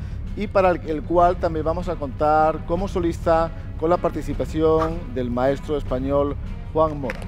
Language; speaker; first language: Spanish; native; Spanish